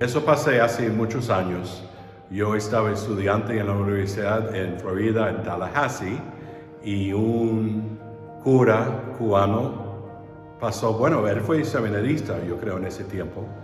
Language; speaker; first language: Spanish; non-native, fluent; English